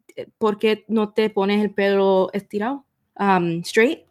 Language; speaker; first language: Spanish; early bilingual, heritage; Spanish